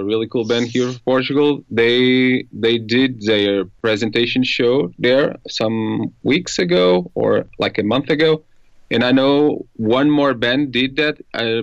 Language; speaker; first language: English; non-native, fluent; Portuguese